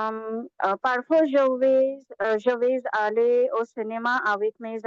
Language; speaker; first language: French; non-native, learner; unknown